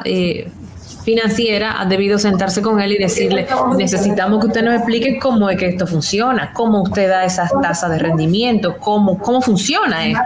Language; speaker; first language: Spanish; native; Spanish